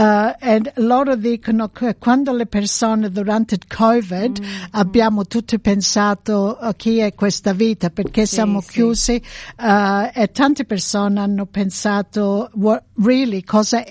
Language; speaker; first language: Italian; early bilingual, heritage; Italian